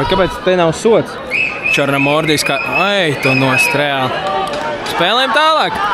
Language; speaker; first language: Latvian; native; Latvian